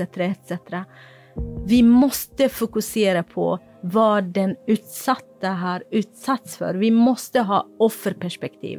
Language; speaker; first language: Swedish; non-native, fluent; Kurdish